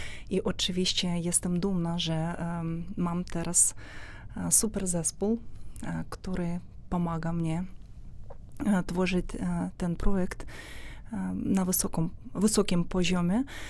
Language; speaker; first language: Polish; non-native, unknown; Ukrainian